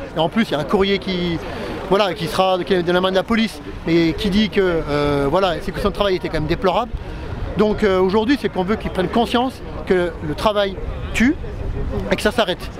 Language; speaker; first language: French; native; French